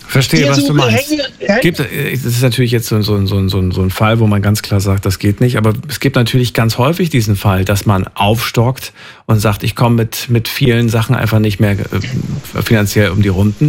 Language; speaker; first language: German; native; German